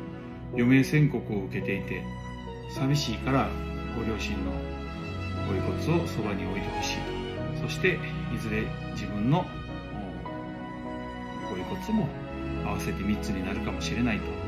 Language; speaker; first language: Japanese; native; Japanese